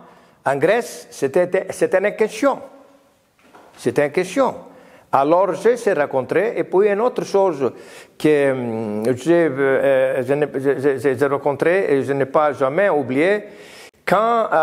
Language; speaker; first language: French; non-native, learner; Greek